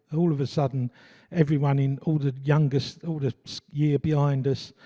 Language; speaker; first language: English; native; English